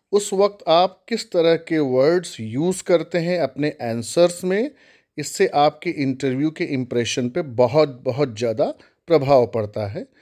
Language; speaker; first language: Hindi; native; Hindi